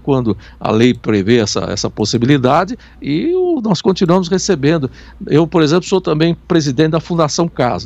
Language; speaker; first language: Portuguese; native; Portuguese